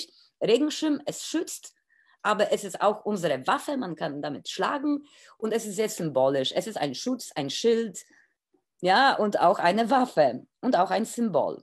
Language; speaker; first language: German; non-native, fluent; Polish